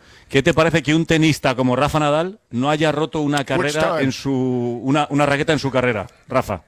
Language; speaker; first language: Spanish; native; Spanish